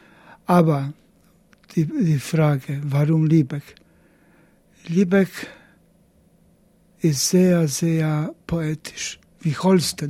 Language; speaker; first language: German; non-native, learner; Polish